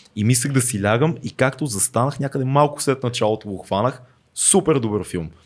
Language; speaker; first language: Bulgarian; native; Bulgarian